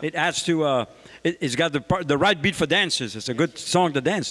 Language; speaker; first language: English; early bilingual, other home language; French